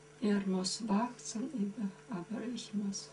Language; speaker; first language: German; early bilingual, heritage; German